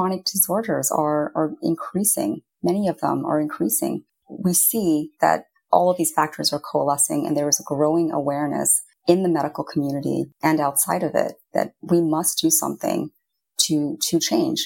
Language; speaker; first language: English; native; English